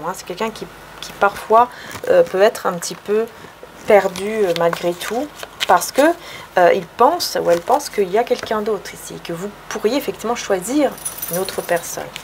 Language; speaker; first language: French; native; French